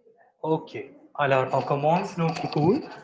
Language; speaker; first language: French; non-native, fluent; Hindi